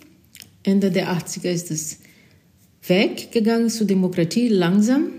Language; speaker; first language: German; non-native, fluent; Portuguese